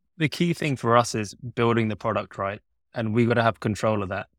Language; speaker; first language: English; native; English